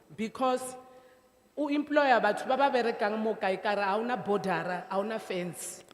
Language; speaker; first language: English; non-native, local second language; Northern Sotho